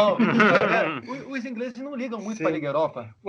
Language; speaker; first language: Portuguese; native; Portuguese